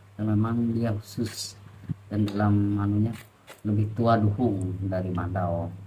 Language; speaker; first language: Indonesian; non-native, local second language; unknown